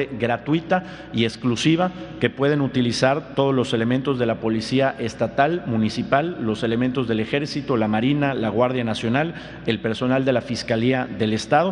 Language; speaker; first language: Spanish; native; Spanish